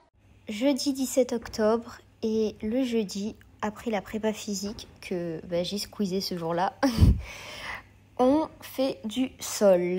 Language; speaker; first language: French; native; French